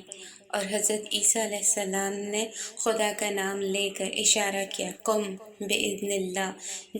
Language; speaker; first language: Urdu; native; Urdu